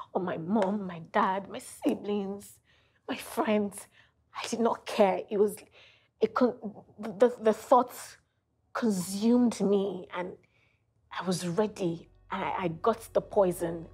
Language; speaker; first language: English; non-native, local second language; Igbo